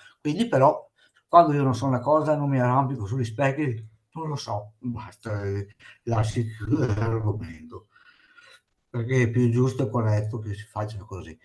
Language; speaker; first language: Italian; native; Italian